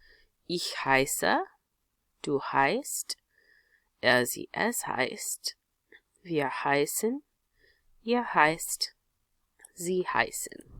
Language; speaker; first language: German; non-native, fluent; English